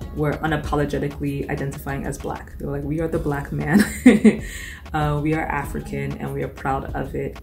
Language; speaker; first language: English; native; English